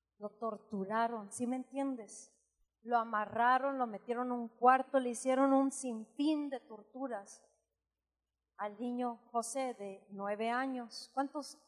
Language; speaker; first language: Spanish; early bilingual, heritage; Spanish